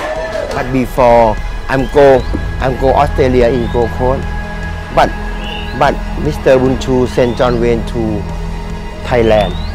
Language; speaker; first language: English; non-native, learner; Thai